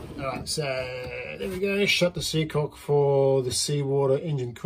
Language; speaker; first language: English; native; English